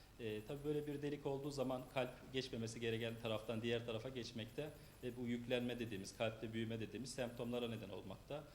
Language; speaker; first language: Turkish; native; Turkish